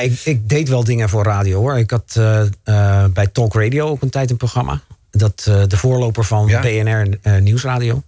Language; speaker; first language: Dutch; native; Dutch